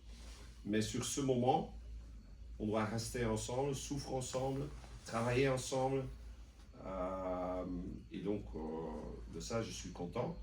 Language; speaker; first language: French; non-native, local second language; Dutch